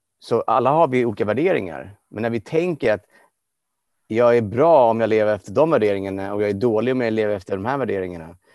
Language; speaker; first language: Swedish; non-native, fluent; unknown